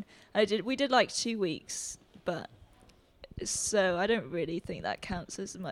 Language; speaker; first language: English; native; English